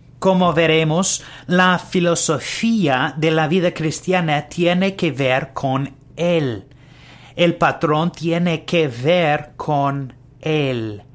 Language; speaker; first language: Spanish; non-native, learner; English